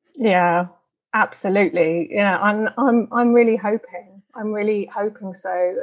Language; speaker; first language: English; native; English